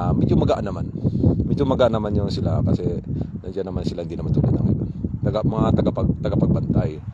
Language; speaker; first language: Filipino; non-native, local second language; Waray